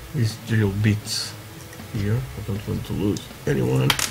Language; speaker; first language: English; non-native, learner; Portuguese